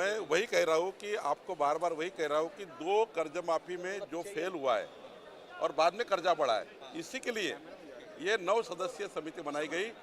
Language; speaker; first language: Hindi; non-native, local second language; Marathi